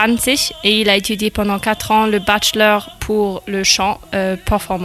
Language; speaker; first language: French; non-native, fluent; German